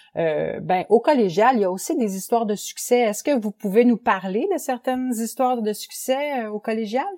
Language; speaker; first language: French; native; French